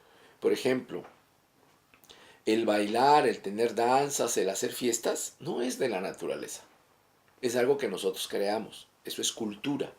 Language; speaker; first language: Spanish; native; Spanish